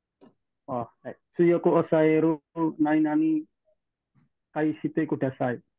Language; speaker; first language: Japanese; non-native, learner; Indonesian